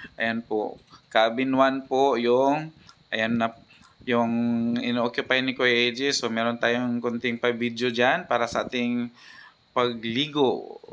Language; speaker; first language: Filipino; non-native, local second language; Cebuano